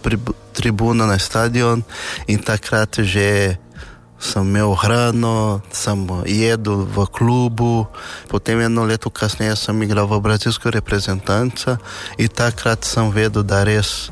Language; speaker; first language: Slovenian; non-native, fluent; Portuguese